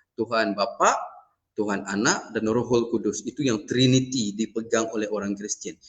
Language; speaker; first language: Malay; non-native, local second language; Iban